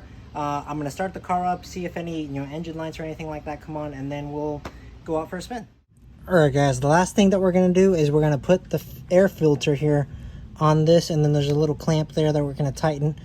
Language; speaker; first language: English; native; English